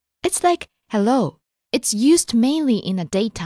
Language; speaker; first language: English; non-native, fluent; Japanese